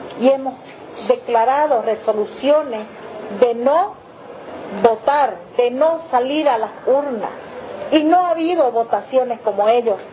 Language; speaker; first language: Spanish; non-native, local second language; Guarani